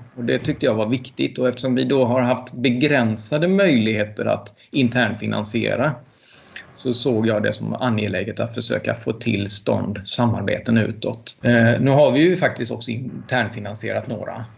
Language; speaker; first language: Swedish; native; Swedish